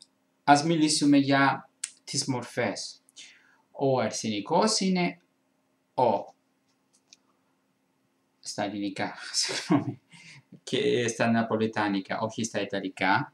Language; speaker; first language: Greek; non-native, fluent; Italian